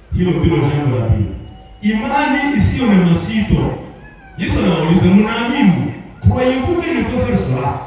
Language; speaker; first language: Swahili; non-native, local second language; Nande